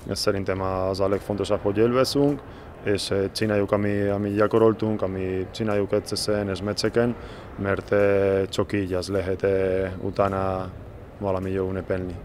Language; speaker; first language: Hungarian; non-native, learner; Spanish